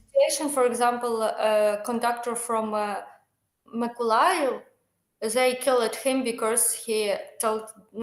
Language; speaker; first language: English; non-native, learner; Ukrainian